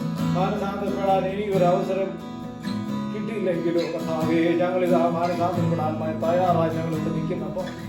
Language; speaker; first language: Malayalam; native; Malayalam